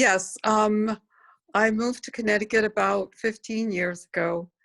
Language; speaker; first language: English; native; English